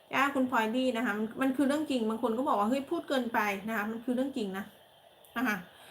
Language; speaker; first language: Thai; native; Thai